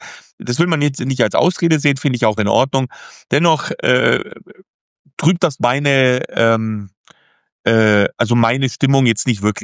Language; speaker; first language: German; native; German